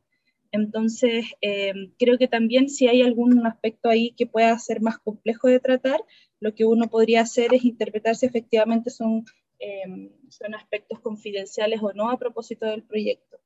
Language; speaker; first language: Spanish; native; Spanish